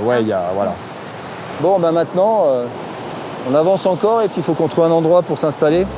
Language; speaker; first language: French; native; French